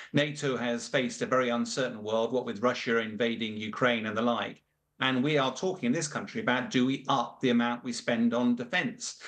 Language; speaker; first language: English; native; English